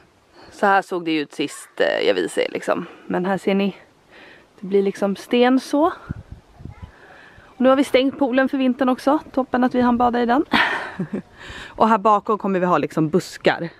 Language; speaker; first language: Swedish; native; Swedish